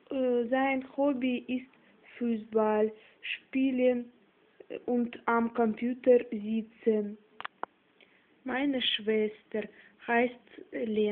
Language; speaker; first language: German; non-native, learner; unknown